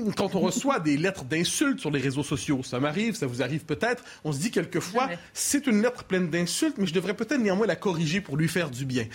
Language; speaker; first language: French; native; French